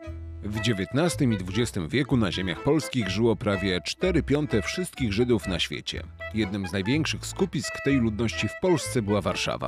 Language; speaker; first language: Polish; native; Polish